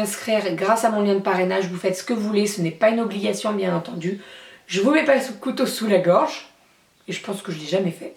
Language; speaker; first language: French; native; French